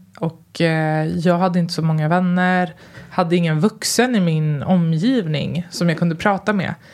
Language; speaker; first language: Swedish; early bilingual, other home language; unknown